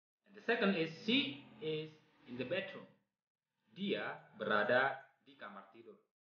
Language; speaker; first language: English; non-native, fluent; Indonesian